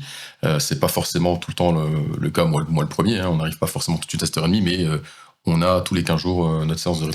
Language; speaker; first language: French; native; French